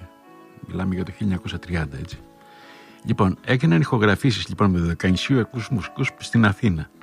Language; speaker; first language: Greek; native; Greek